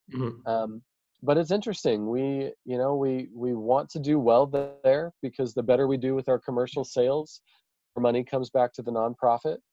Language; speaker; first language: English; native; English